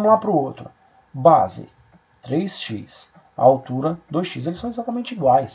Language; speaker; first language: Portuguese; native; Portuguese